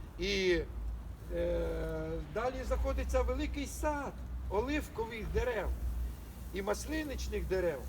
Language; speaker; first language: Ukrainian; non-native, local second language; Russian